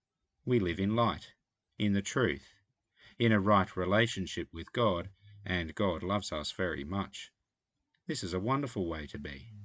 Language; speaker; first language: English; native; English